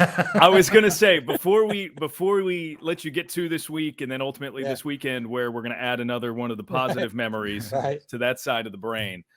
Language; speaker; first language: English; native; English